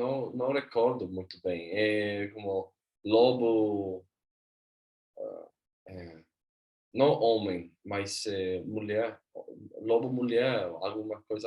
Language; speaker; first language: Portuguese; non-native, learner; Swedish